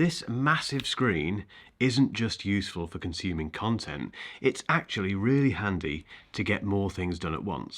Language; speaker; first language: English; native; English